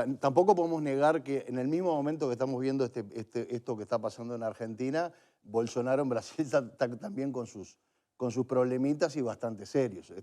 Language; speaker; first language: Spanish; native; Spanish